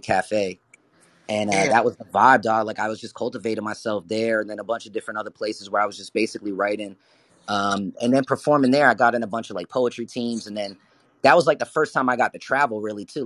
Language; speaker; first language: English; native; English